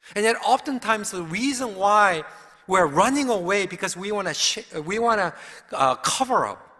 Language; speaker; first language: English; early bilingual, other home language; Korean